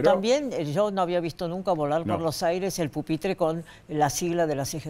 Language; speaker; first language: Spanish; native; Spanish